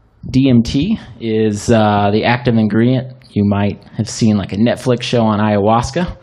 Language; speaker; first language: English; native; English